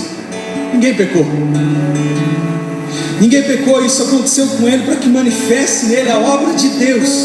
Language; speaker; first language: Portuguese; native; Portuguese